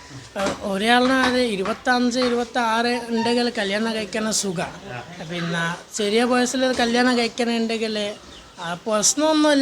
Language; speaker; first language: Malayalam; non-native, local second language; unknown